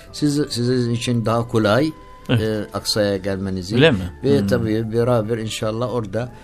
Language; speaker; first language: Turkish; non-native, learner; Arabic